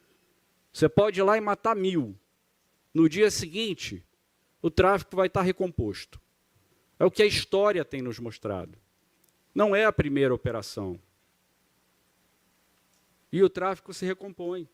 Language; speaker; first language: Portuguese; native; Portuguese